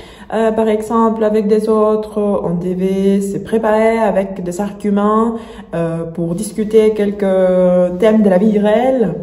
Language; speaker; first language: French; non-native, fluent; Spanish